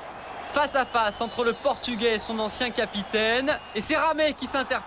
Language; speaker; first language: French; native; French